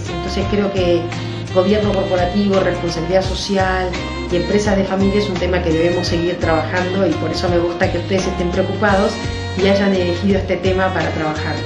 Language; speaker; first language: Spanish; native; Spanish